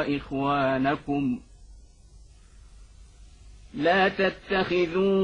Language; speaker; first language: Arabic; native; Arabic